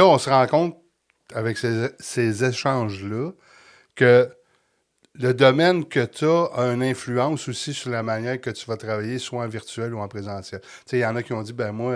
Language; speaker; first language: French; native; French